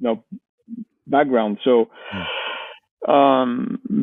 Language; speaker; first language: English; non-native, fluent; French